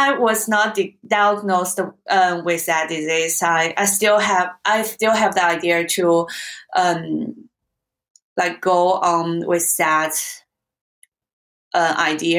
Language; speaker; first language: English; non-native, fluent; Chinese